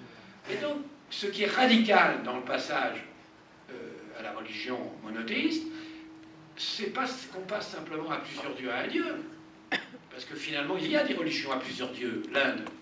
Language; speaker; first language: French; native; French